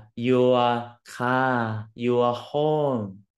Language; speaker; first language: English; non-native, learner; Thai